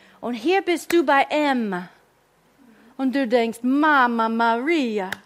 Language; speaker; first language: German; non-native, fluent; English